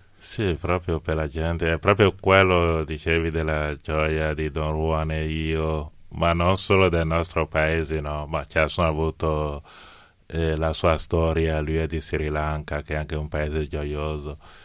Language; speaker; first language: Italian; non-native, fluent; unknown